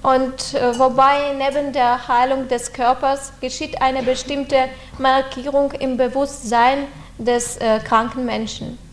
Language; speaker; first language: German; non-native, fluent; Russian